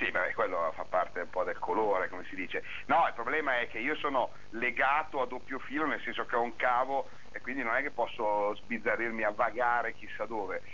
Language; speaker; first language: Italian; native; Italian